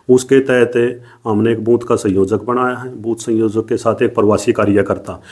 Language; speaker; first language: Hindi; native; Hindi